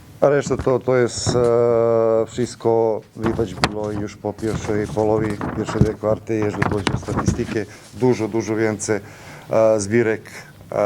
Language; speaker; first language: Polish; non-native, learner; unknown